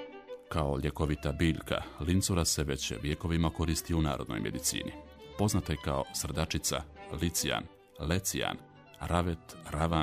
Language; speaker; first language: Croatian; native; Croatian